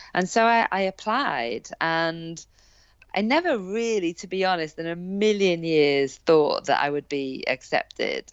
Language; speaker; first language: English; native; English